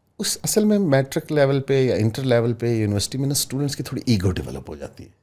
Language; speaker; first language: Urdu; non-native, local second language; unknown